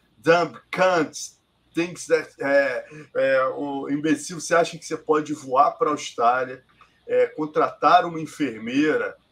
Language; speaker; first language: Portuguese; native; Portuguese